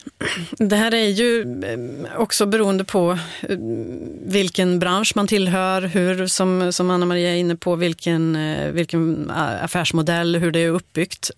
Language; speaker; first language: Swedish; native; Swedish